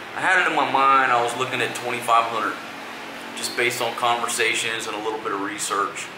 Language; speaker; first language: English; native; English